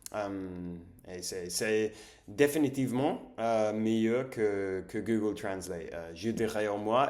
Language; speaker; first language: French; non-native, learner; English